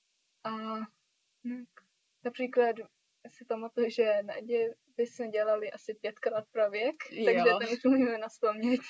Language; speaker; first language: Czech; early bilingual, heritage; Czech